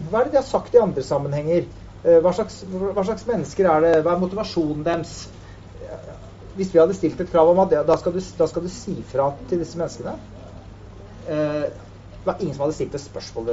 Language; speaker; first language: Norwegian; native; Norwegian